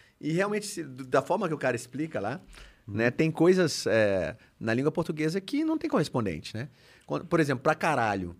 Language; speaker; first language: Portuguese; native; Portuguese